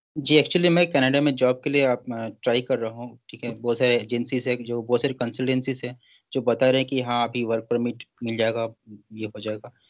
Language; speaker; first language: Hindi; non-native, local second language; Bangla